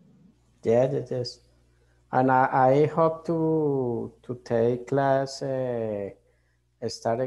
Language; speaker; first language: English; non-native, learner; Spanish